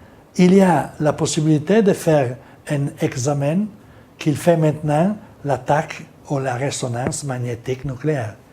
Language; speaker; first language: French; non-native, learner; Italian